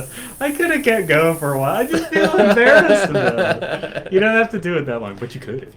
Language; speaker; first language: English; native; English